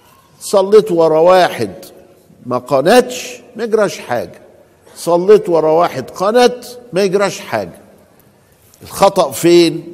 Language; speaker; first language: Arabic; native; Arabic